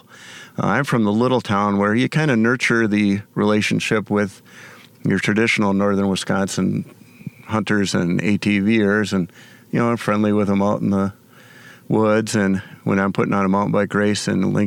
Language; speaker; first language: English; native; English